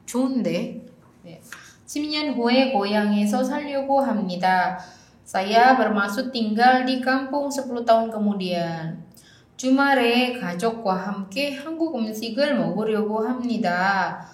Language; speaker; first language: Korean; non-native, fluent; Indonesian